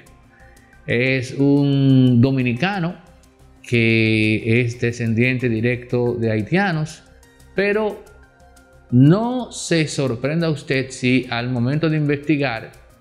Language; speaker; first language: Spanish; native; Spanish